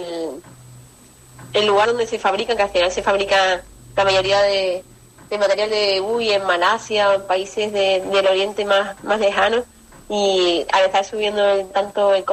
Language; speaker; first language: Spanish; native; Spanish